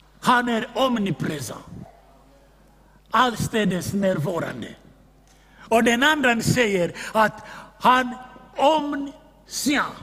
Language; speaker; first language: Swedish; non-native, fluent; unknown